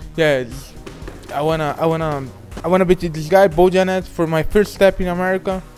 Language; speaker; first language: English; non-native, learner; Portuguese